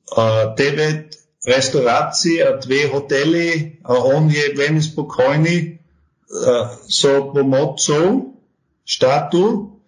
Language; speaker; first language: Slovak; non-native, learner; German